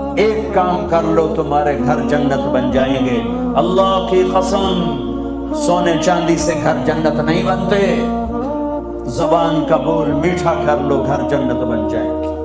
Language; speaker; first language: Urdu; non-native, local second language; Punjabi